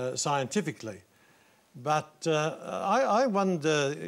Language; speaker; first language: English; native; English